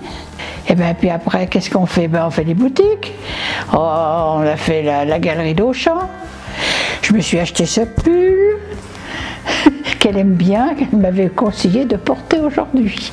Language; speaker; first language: French; native; French